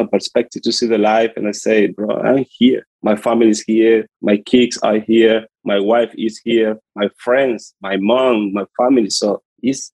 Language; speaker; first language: English; non-native, learner; Spanish